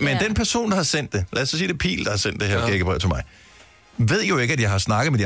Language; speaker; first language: Danish; native; Danish